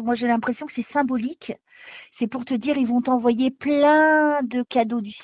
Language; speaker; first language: French; native; French